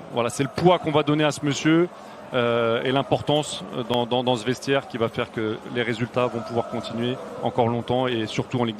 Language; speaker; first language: French; native; French